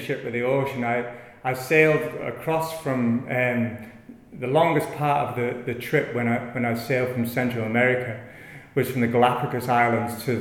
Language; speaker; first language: English; native; English